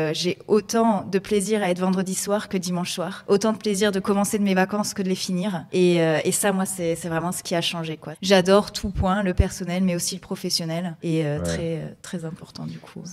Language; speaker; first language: French; native; French